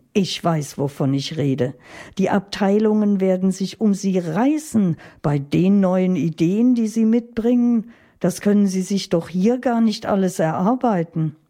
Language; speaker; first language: German; native; German